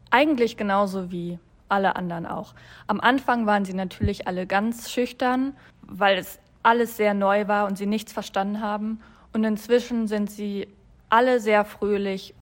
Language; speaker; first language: German; native; German